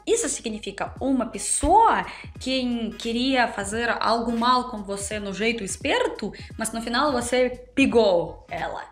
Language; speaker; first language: Portuguese; non-native, learner; Russian